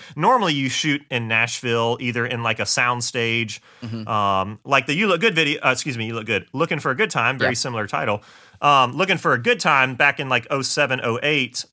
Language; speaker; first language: English; native; English